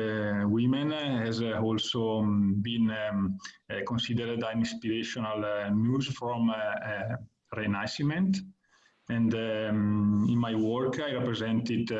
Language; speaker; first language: English; non-native, learner; Italian